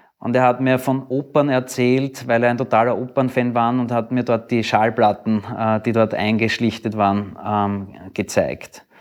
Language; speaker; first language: German; native; German